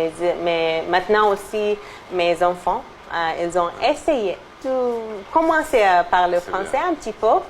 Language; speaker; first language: French; non-native, fluent; Arabic